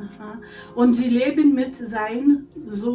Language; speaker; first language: German; non-native, learner; Lithuanian